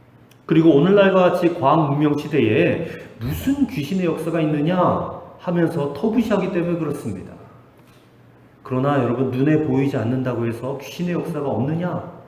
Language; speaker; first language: Korean; native; Korean